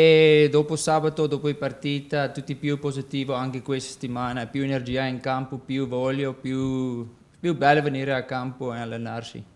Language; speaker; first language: Italian; non-native, learner; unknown